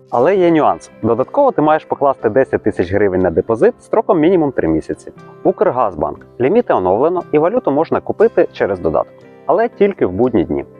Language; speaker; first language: Ukrainian; native; Ukrainian